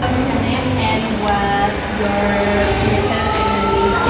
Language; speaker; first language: English; non-native, learner; Indonesian